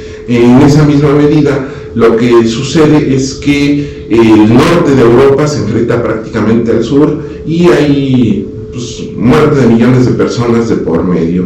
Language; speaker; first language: Spanish; native; Spanish